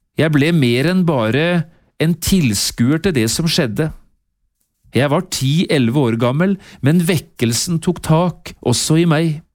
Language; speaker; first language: Norwegian; native; Norwegian